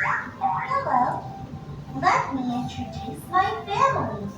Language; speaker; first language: English; non-native, learner; Indonesian